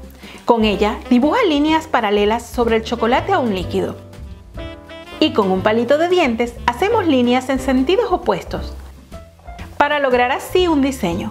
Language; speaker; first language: Spanish; native; Spanish